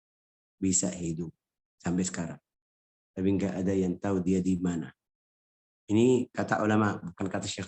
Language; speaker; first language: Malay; non-native, fluent; Arabic